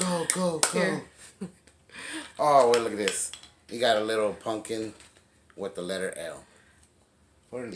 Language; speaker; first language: English; native; English